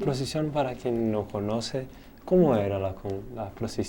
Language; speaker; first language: Spanish; non-native, learner; Portuguese